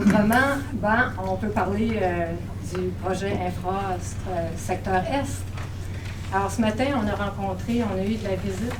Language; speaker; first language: French; native; French